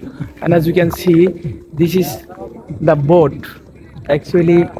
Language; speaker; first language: English; non-native, learner; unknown